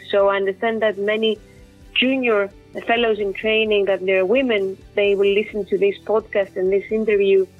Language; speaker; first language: English; non-native, fluent; Greek